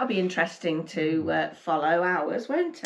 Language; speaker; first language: English; native; English